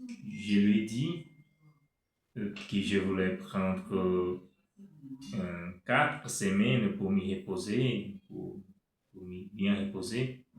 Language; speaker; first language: French; non-native, fluent; Portuguese